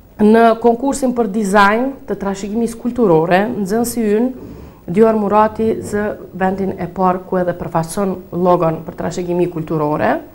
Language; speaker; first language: Albanian; native; Albanian